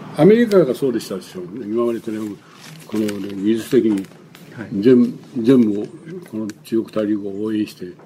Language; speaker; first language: Japanese; non-native, local second language; Chinese